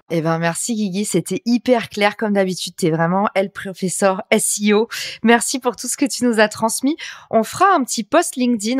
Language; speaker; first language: French; native; French